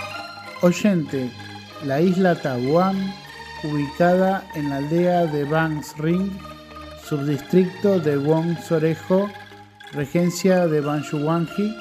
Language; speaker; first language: Spanish; non-native, fluent; Indonesian